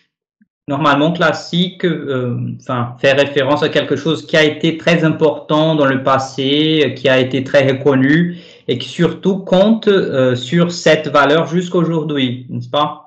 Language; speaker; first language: French; non-native, fluent; Portuguese